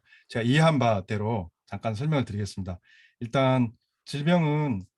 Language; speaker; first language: Korean; native; Korean